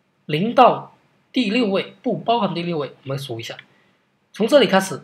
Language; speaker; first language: Chinese; native; Chinese